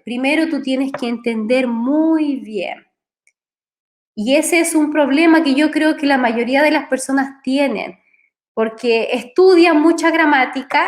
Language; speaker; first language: Spanish; non-native, fluent; Portuguese